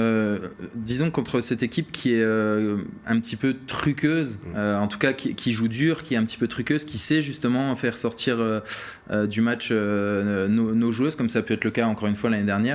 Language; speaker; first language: French; native; French